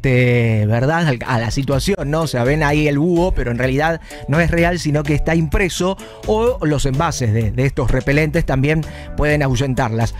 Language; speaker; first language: Spanish; native; Spanish